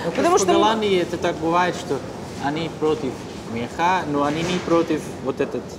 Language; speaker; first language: Russian; non-native, learner; Dutch